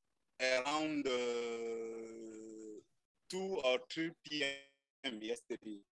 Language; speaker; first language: English; non-native, learner; French